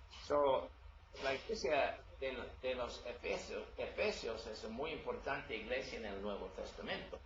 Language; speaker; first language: Spanish; non-native, learner; English